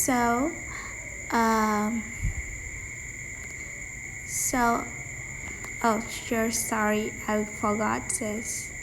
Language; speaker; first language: English; non-native, learner; Vietnamese